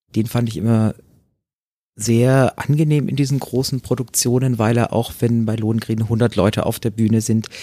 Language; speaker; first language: German; native; German